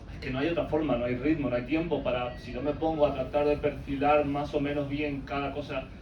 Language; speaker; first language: Spanish; native; Spanish